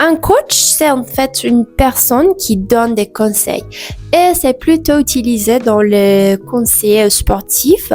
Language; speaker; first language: French; non-native, fluent; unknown